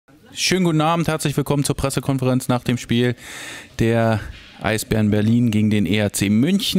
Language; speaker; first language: German; native; German